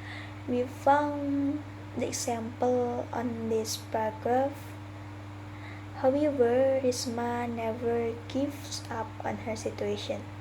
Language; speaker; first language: English; non-native, learner; Indonesian